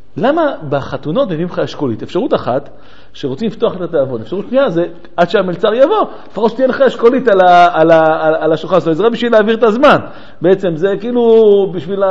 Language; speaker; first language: Hebrew; native; Hebrew